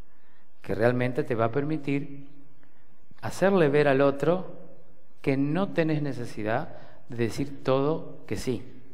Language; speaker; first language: Spanish; native; Spanish